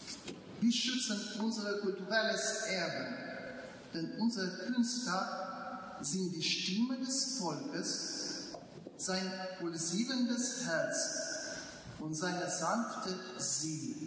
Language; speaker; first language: German; non-native, fluent; Ukrainian